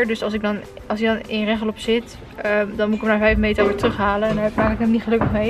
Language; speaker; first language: Dutch; native; Dutch